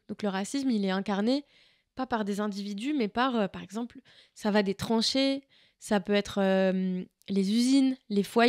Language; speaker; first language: French; native; French